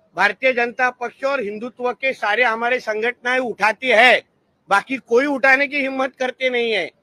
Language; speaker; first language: Hindi; non-native, local second language; Marathi